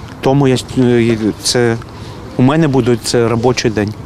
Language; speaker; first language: Ukrainian; non-native, local second language; Russian